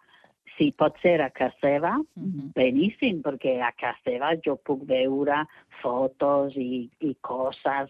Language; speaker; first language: Catalan; non-native, fluent; English